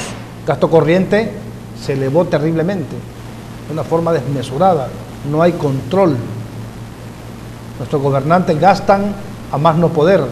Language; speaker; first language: Spanish; native; Spanish